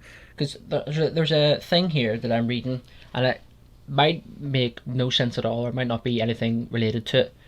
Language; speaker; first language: English; native; English